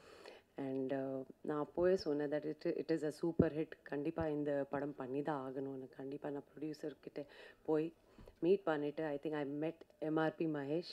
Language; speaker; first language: Tamil; non-native, fluent; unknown